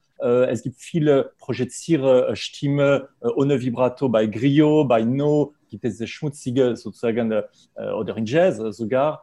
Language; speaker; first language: German; non-native, fluent; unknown